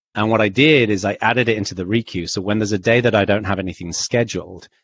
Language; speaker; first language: English; native; English